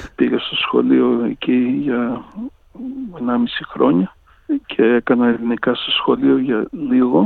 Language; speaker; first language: Greek; early bilingual, heritage; Greek